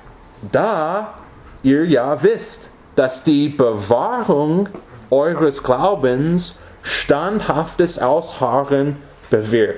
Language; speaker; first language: German; non-native, fluent; English